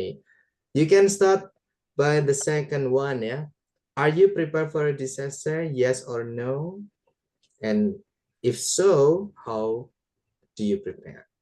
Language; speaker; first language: English; non-native, fluent; Indonesian